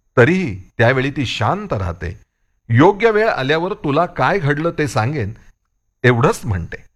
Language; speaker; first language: Marathi; native; Marathi